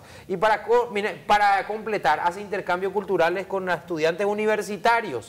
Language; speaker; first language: Spanish; native; Spanish